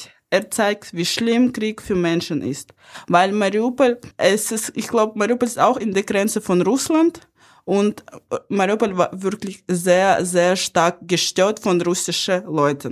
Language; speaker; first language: German; non-native, fluent; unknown